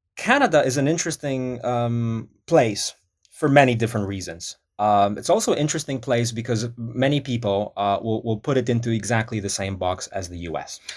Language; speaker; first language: English; non-native, fluent; Polish